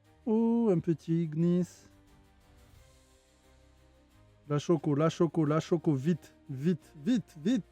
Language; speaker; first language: French; native; French